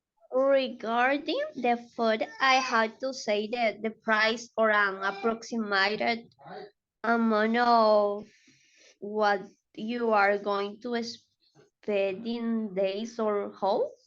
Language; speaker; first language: English; non-native, learner; Spanish